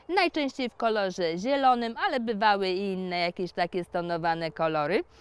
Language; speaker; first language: Polish; native; Polish